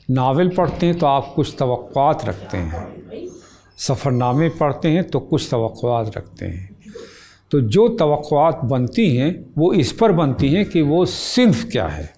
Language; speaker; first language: Urdu; native; Urdu